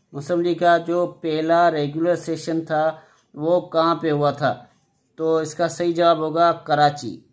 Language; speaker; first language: Urdu; non-native, local second language; Sindhi